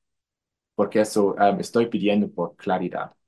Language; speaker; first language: Spanish; non-native, fluent; German